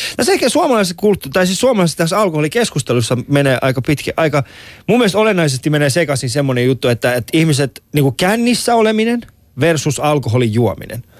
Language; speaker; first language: Finnish; early bilingual, other home language; Persian